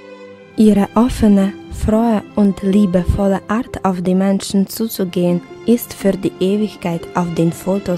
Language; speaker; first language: German; non-native, fluent; Ukrainian